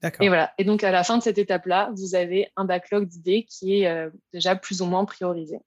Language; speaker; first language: French; native; French